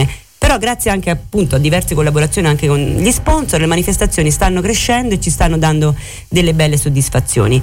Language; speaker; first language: Italian; native; Italian